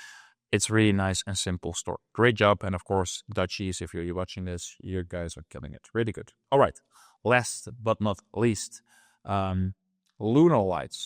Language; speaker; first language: English; non-native, fluent; Dutch